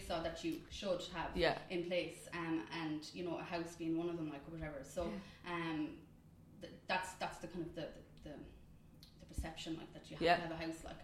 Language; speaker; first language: English; native; English